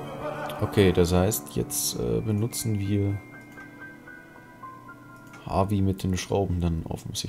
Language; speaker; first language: German; native; German